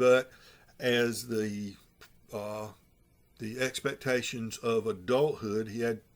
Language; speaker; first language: English; native; English